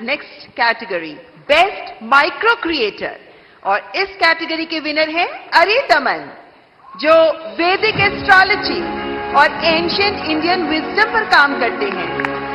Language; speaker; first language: Hindi; native; Hindi